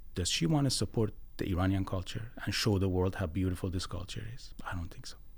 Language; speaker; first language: English; non-native, fluent; Persian